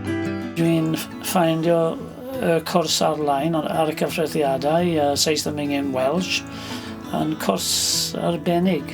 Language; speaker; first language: Welsh; non-native, learner; English